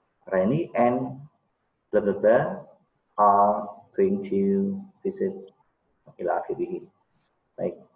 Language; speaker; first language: English; non-native, fluent; Indonesian